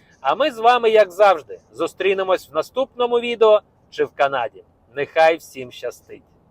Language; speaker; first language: Ukrainian; non-native, local second language; Russian